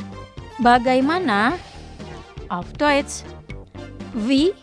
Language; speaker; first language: German; non-native, fluent; Indonesian